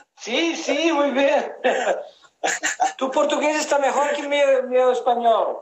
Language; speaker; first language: Spanish; non-native, learner; Portuguese